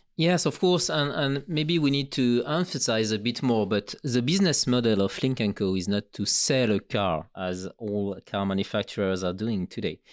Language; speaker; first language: English; non-native, fluent; French